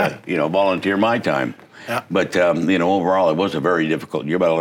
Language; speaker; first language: English; native; English